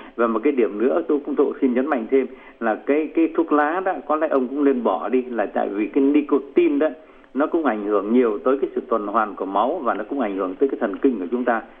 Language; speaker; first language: Vietnamese; native; Vietnamese